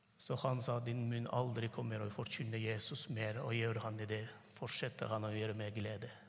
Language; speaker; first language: Norwegian; non-native, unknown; Turkmen